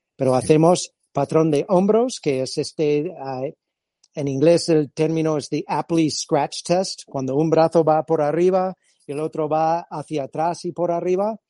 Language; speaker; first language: Spanish; non-native, fluent; English